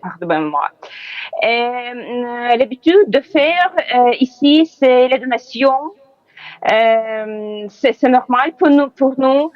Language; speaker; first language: French; non-native, learner; Ukrainian